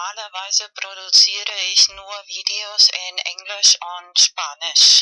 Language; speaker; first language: German; non-native, fluent; Spanish